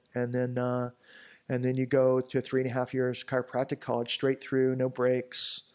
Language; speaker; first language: English; native; English